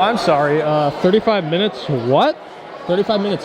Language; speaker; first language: English; native; English